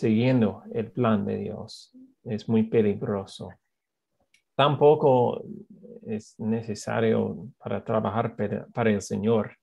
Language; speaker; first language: Spanish; non-native, fluent; English